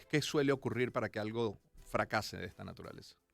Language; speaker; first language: Spanish; native; Spanish